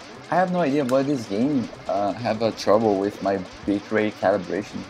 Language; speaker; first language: English; non-native, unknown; Portuguese